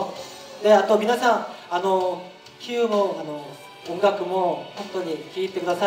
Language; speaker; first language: Japanese; non-native, fluent; Korean